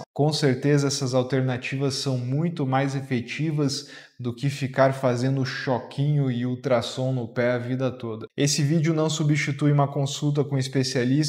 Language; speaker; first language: Portuguese; native; Portuguese